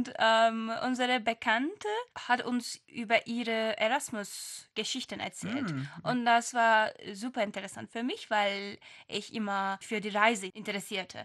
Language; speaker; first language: German; non-native, fluent; Turkish